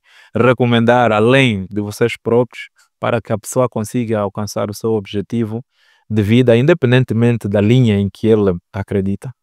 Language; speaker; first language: Portuguese; native; Portuguese